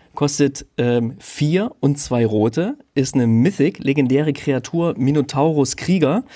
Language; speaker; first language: German; native; German